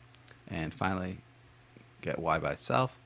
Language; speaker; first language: English; native; English